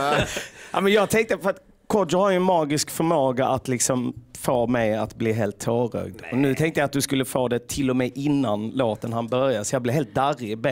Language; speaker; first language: Swedish; native; Swedish